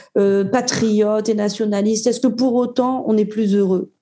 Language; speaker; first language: French; native; French